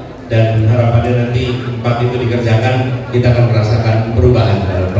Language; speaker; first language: Indonesian; native; Indonesian